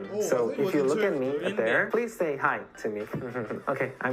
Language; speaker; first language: English; non-native, fluent; Korean